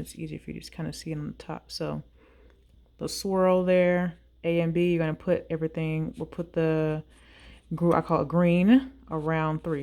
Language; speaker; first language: English; native; English